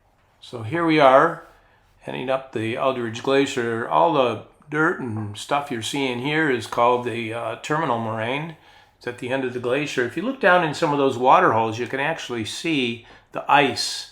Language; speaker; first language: English; native; English